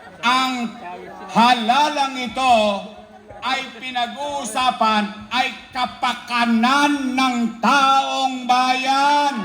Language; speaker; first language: Filipino; native; Filipino